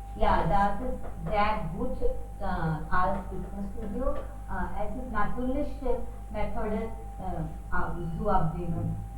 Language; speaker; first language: German; non-native, learner; Hindi